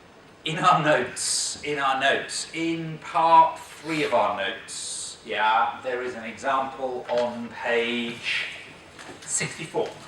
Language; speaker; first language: English; native; English